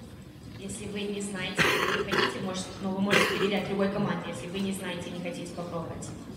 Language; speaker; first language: Russian; early bilingual, heritage; Russian